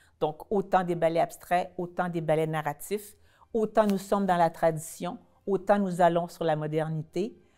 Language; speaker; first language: French; native; French